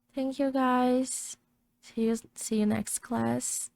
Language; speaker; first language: English; non-native, fluent; Portuguese